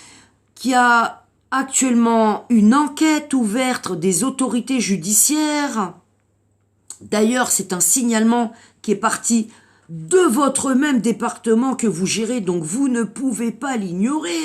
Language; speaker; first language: French; native; French